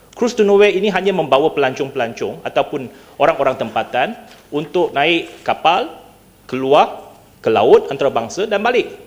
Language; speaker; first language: Malay; non-native, local second language; Chinese